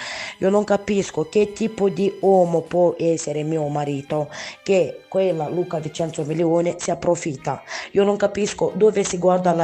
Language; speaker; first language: Italian; non-native, learner; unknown